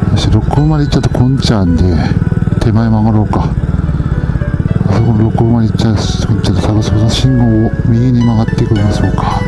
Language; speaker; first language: Japanese; native; Japanese